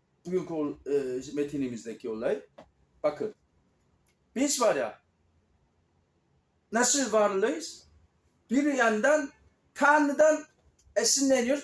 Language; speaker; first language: Turkish; non-native, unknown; Korean